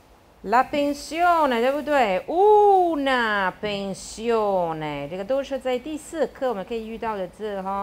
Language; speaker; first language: Chinese; non-native, fluent; Italian